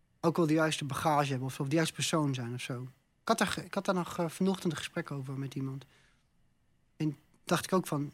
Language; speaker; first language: Dutch; native; Dutch